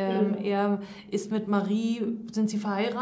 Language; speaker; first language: German; native; German